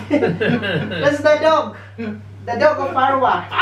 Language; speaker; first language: German; non-native, learner; Filipino